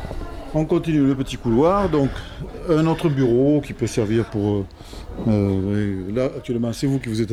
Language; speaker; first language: French; native; French